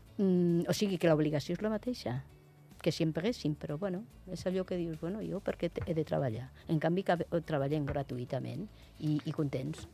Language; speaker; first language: Catalan; non-native, local second language; Spanish